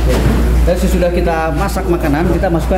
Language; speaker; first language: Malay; non-native, local second language; Sundanese